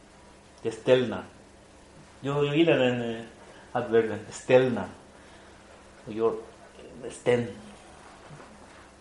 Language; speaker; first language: Swedish; non-native, fluent; Spanish